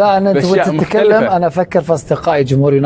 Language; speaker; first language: Arabic; native; Arabic